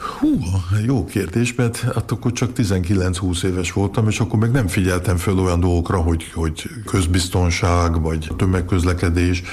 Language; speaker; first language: Hungarian; early bilingual, heritage; Hungarian